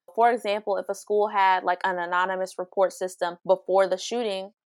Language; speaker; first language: English; native; English